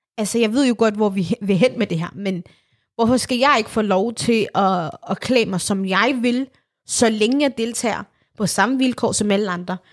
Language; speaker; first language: Danish; early bilingual, other home language; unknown